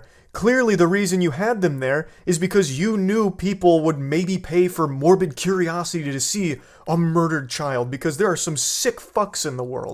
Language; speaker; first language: English; native; English